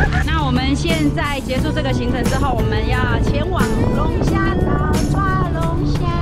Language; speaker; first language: Chinese; native; Chinese